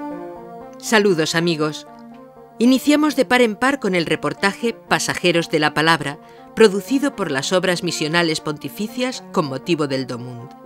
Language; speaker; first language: Spanish; native; Spanish